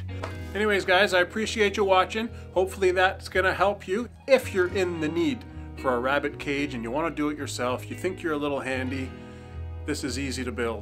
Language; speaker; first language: English; native; English